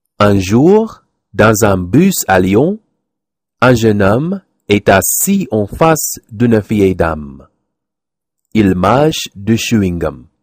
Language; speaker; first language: French; non-native, learner; English